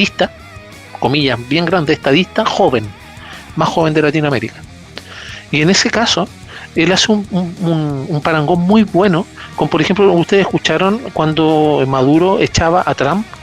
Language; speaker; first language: Spanish; native; Spanish